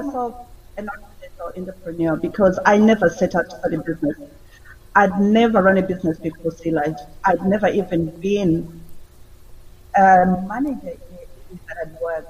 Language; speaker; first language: English; non-native, local second language; Shona